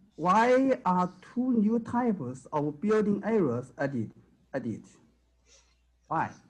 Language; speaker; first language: English; non-native, fluent; Chinese